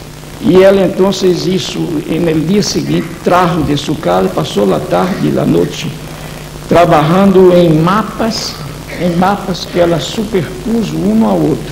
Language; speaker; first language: Spanish; non-native, fluent; Portuguese